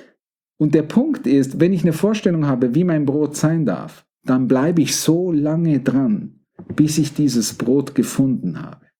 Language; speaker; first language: German; native; German